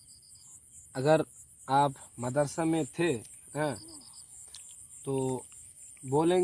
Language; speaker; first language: Hindi; non-native, local second language; Bangla